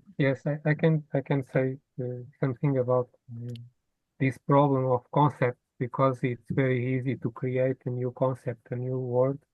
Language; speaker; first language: English; non-native, fluent; Portuguese